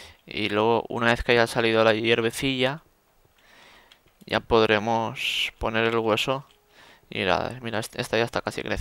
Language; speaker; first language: Spanish; native; Spanish